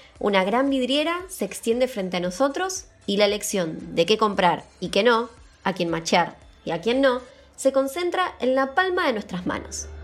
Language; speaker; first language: Spanish; native; Spanish